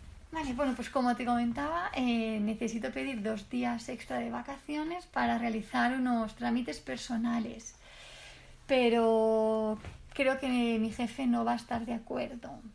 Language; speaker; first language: Spanish; native; Spanish